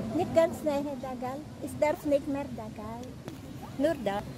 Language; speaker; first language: German; non-native, learner; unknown